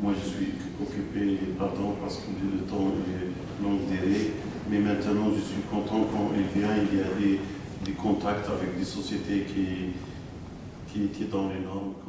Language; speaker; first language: French; non-native, local second language; Arabic